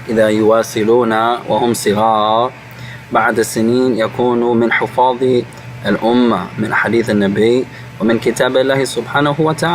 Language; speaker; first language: Arabic; non-native, learner; English